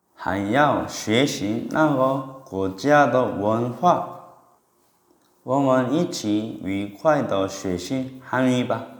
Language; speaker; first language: Chinese; non-native, learner; Korean